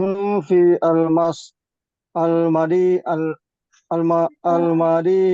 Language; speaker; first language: Arabic; non-native, learner; Indonesian